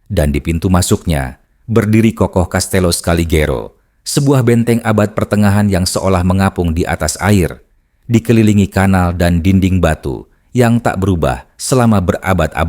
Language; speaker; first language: Indonesian; native; Indonesian